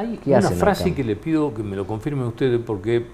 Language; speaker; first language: Spanish; native; Spanish